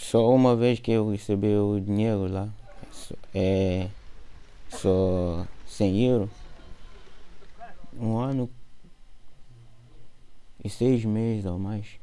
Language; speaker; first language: Portuguese; non-native, learner; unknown